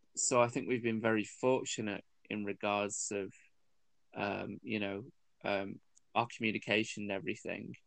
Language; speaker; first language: English; native; English